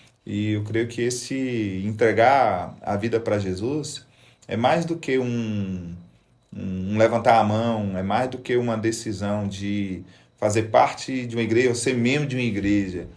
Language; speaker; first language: Portuguese; native; Portuguese